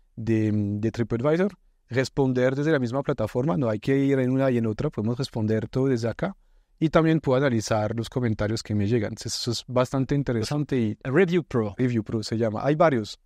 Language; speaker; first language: Spanish; non-native, fluent; French